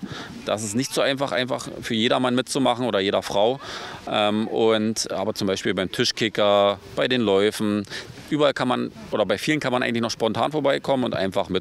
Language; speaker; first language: German; native; German